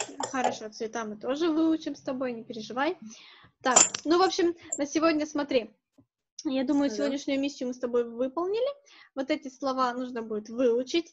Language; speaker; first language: Russian; native; Russian